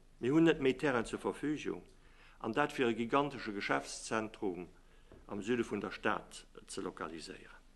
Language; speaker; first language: Luxembourgish; native; Luxembourgish